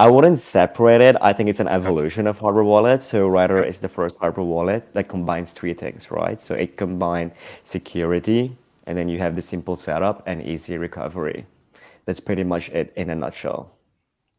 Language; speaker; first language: English; non-native, local second language; Filipino